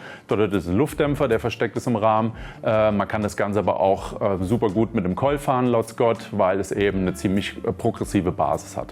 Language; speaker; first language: German; native; German